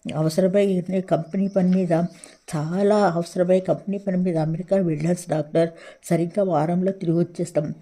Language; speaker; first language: Telugu; native; Telugu